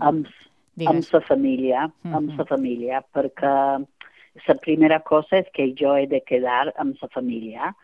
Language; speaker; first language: Catalan; non-native, fluent; English